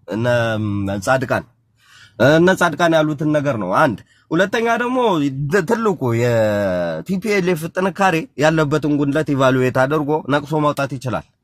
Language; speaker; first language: Amharic; non-native, local second language; Tigrinya